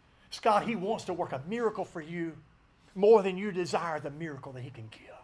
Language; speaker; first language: English; native; English